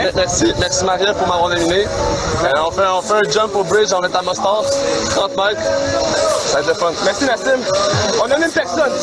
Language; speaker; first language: French; native; French